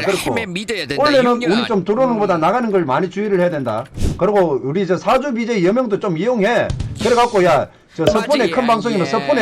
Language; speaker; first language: Korean; native; Korean